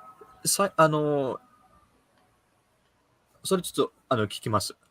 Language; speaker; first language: Japanese; early bilingual, heritage; Japanese